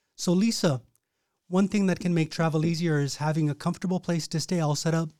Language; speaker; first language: English; native; English